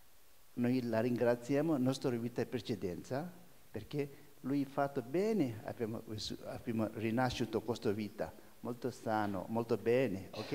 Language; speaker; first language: Italian; non-native, learner; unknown